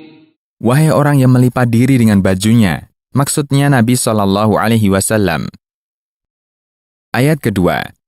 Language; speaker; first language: Indonesian; native; Indonesian